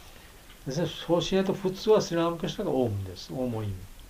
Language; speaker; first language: Japanese; non-native, learner; Bangla